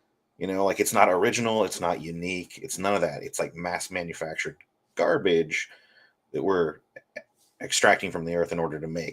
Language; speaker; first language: English; native; English